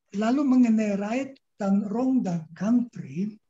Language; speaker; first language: Indonesian; non-native, fluent; German